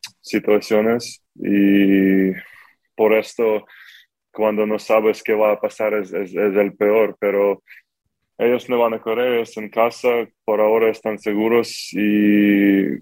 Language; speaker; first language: Spanish; non-native, learner; Ukrainian